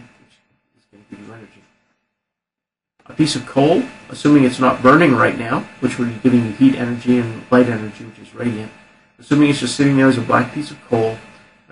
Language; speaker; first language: English; native; English